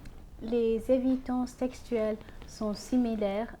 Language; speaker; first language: French; non-native, fluent; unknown